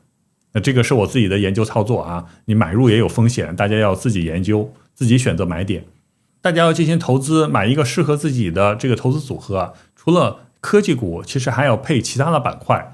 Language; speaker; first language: Chinese; native; Chinese